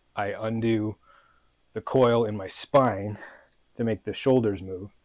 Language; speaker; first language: English; native; English